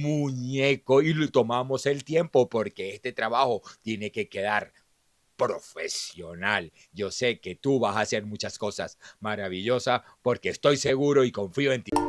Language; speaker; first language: Spanish; native; Spanish